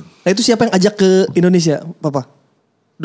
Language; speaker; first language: Indonesian; native; Indonesian